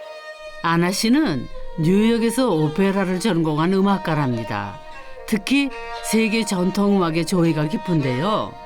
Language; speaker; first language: Korean; native; Korean